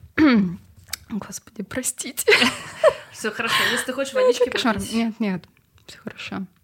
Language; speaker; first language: Russian; native; Russian